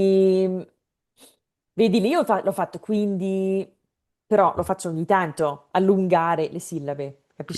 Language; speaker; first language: Italian; non-native, fluent; English